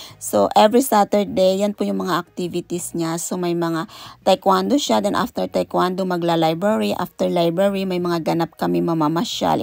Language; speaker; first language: Filipino; native; Filipino